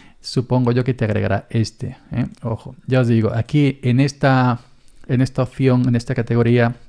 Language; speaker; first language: Spanish; native; Spanish